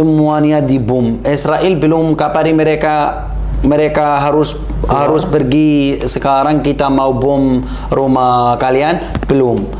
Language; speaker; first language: Indonesian; non-native, learner; Arabic